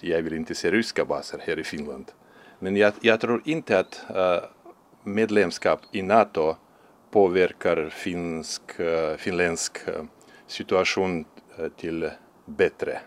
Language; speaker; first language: Swedish; non-native, fluent; Russian